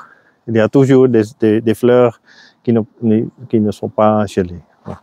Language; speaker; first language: French; non-native, local second language; Dutch